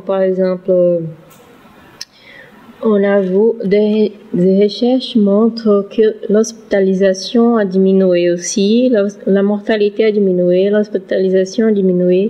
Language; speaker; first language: French; non-native, learner; Portuguese